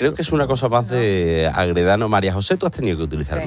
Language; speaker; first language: Spanish; native; Spanish